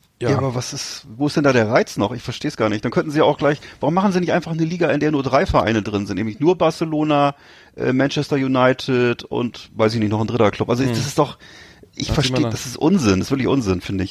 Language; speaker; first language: German; native; German